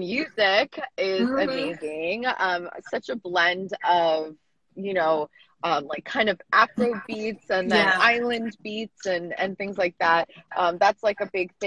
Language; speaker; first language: English; native; English